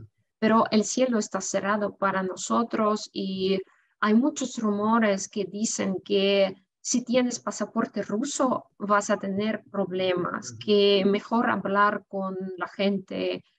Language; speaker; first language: Spanish; non-native, fluent; Russian